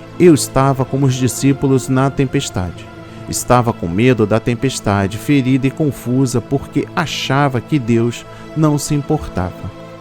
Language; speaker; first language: Portuguese; native; Portuguese